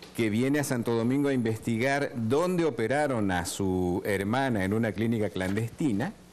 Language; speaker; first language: Spanish; native; Spanish